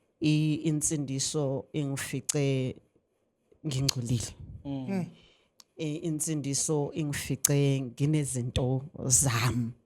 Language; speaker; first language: Zulu; native; Zulu